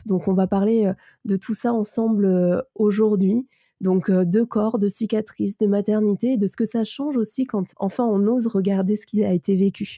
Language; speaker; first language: French; native; French